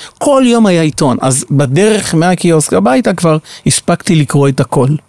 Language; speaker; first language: Hebrew; native; Hebrew